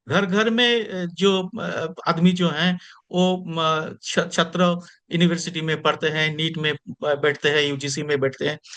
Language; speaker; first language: Hindi; non-native, local second language; Bangla